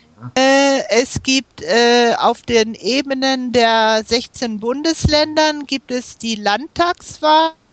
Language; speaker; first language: German; native; German